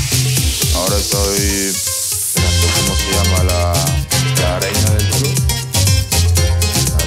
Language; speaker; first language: Spanish; non-native, fluent; French